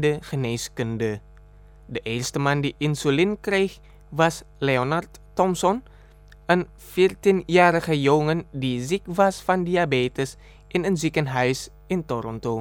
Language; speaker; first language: Dutch; non-native, fluent; Indonesian